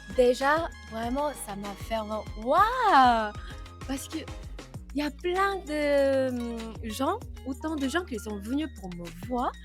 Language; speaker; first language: French; non-native, fluent; Korean